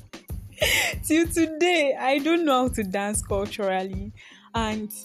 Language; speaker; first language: English; non-native, local second language; Yoruba